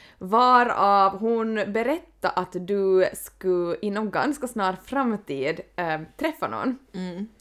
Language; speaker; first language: Swedish; native; Swedish